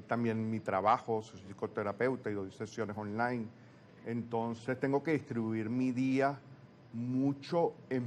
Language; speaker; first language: Spanish; native; Spanish